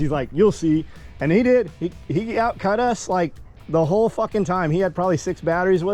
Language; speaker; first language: English; native; English